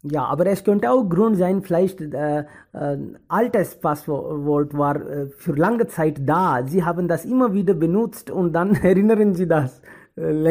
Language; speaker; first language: German; non-native, learner; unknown